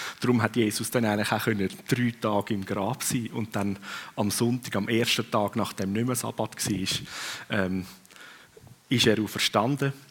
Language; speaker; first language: German; non-native, fluent; Swiss German